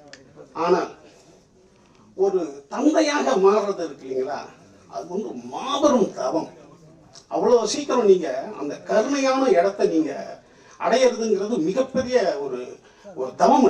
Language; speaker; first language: Tamil; native; Tamil